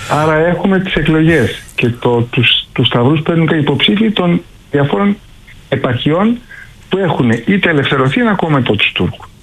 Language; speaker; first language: Greek; native; Greek